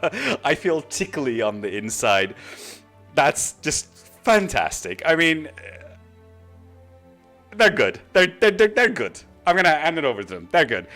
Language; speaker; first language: English; non-native, fluent; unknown